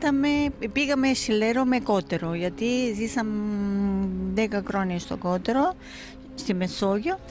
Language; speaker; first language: Greek; non-native, fluent; Italian